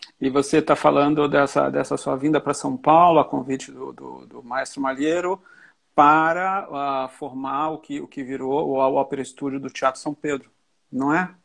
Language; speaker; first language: Portuguese; native; Portuguese